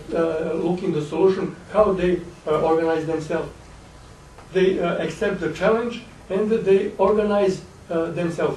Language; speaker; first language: English; non-native, fluent; Serbian